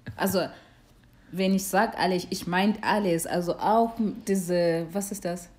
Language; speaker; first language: German; non-native, learner; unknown